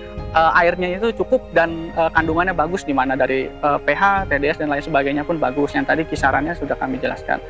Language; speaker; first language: Indonesian; native; Indonesian